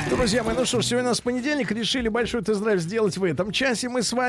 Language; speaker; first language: Russian; native; Russian